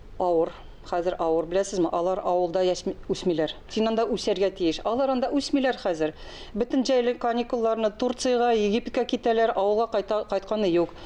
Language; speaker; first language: Tatar; non-native, local second language; Russian